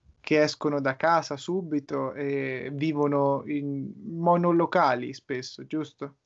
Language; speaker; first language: Italian; native; Italian